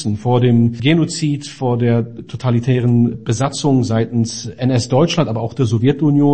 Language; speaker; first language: German; native; German